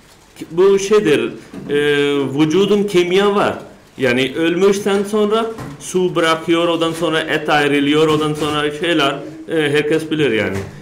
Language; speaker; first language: Turkish; non-native, learner; Urdu